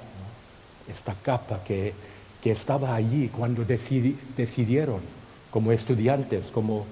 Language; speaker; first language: Spanish; non-native, fluent; Thai